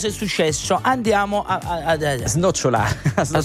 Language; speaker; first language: Italian; native; Italian